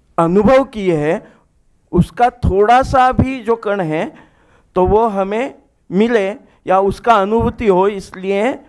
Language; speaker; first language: Hindi; non-native, local second language; Marathi